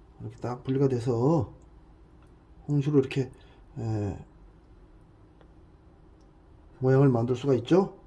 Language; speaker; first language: Korean; native; Korean